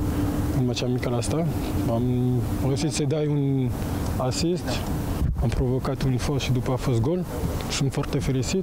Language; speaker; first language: Romanian; non-native, learner; French